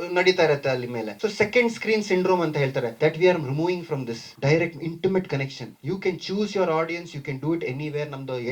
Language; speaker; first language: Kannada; non-native, local second language; Marathi